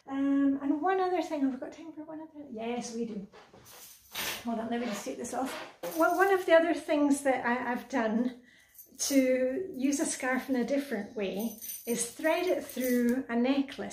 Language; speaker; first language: English; native; English